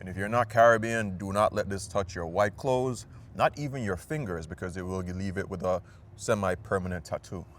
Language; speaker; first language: English; native; English